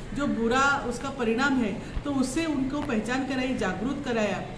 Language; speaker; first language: Hindi; non-native, local second language; Marathi